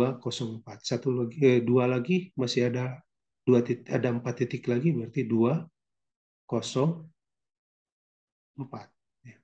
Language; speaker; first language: Indonesian; native; Indonesian